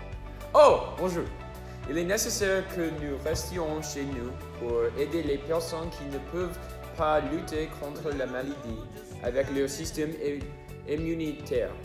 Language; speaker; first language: French; non-native, learner; English